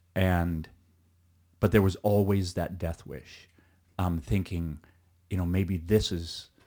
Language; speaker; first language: English; early bilingual, other home language; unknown